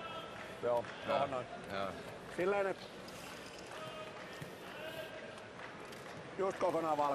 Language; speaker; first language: Finnish; native; Finnish